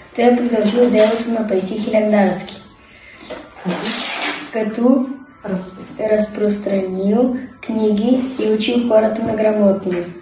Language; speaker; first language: Bulgarian; early bilingual, heritage; Bulgarian